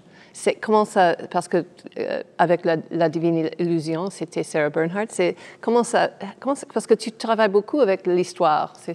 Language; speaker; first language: French; non-native, fluent; English